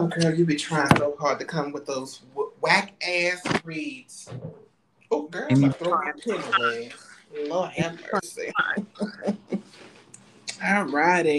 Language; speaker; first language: English; native; English